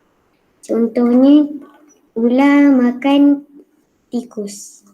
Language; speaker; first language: Malay; native; Malay